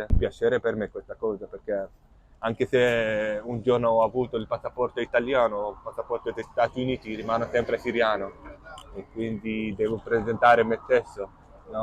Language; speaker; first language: Italian; non-native, fluent; Arabic